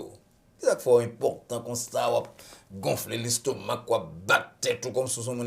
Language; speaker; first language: French; non-native, local second language; Haitian Creole